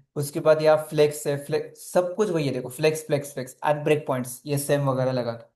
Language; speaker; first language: Hindi; non-native, local second language; Marathi